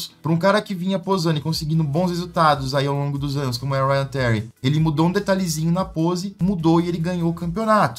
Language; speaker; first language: Portuguese; native; Portuguese